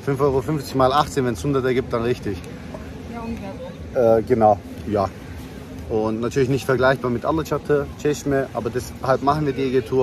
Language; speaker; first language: German; early bilingual, other home language; Turkish